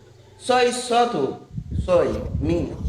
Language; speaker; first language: Spanish; non-native, learner; Haitian Creole